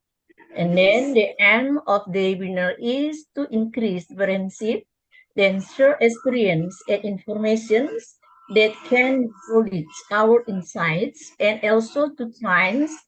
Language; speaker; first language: English; non-native, learner; Indonesian